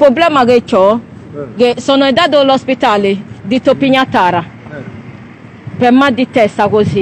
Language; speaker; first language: Italian; non-native, learner; Nigerian Pidgin